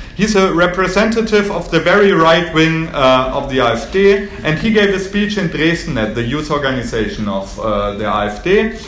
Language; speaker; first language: English; non-native, fluent; German